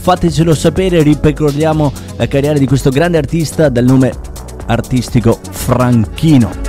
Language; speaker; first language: Italian; native; Italian